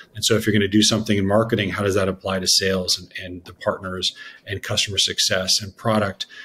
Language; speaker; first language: English; native; English